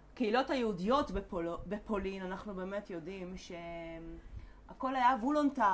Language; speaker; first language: Hebrew; native; Hebrew